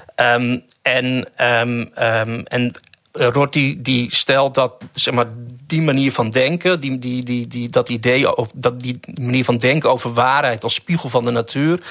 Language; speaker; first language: Dutch; native; Dutch